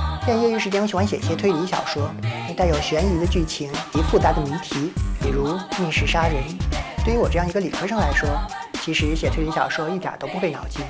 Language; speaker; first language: Chinese; native; Chinese